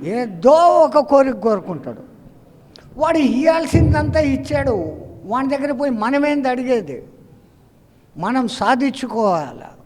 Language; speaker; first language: Telugu; non-native, fluent; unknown